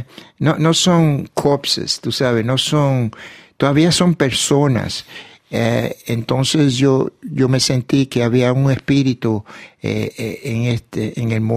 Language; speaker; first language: Spanish; early bilingual, heritage; Spanish